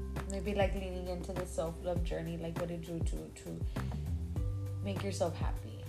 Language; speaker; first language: English; early bilingual, other home language; Spanish